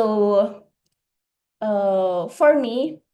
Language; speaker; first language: English; non-native, learner; Indonesian